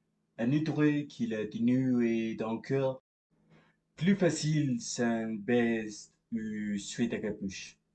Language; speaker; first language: French; non-native, learner; Spanish